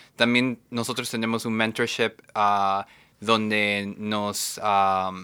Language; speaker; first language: Spanish; native; Spanish